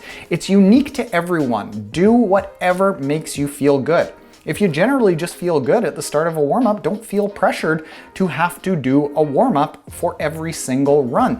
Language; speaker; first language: English; native; English